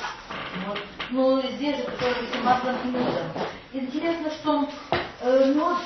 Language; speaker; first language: Russian; native; Russian